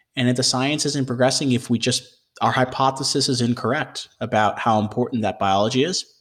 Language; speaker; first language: English; native; English